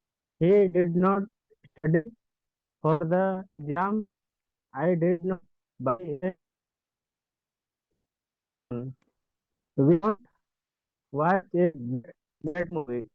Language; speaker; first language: English; non-native, learner; Hindi